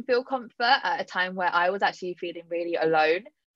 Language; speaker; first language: English; native; English